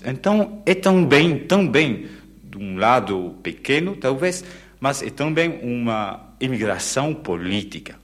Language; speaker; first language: Portuguese; non-native, fluent; French